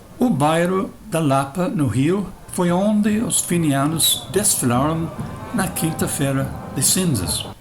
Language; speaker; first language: Portuguese; non-native, fluent; English